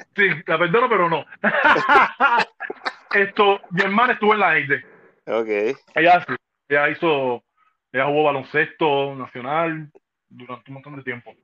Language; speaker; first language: Spanish; native; Spanish